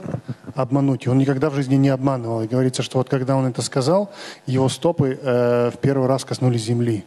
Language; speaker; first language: Russian; native; Russian